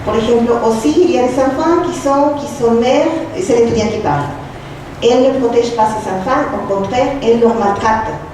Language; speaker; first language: French; non-native, fluent; Spanish